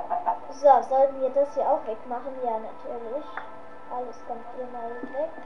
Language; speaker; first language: German; native; German